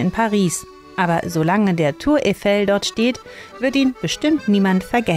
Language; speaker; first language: German; native; German